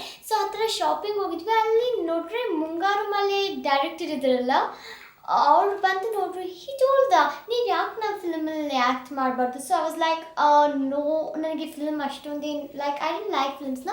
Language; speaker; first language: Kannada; early bilingual, heritage; Kannada